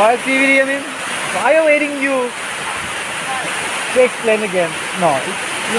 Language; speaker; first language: English; non-native, learner; Indonesian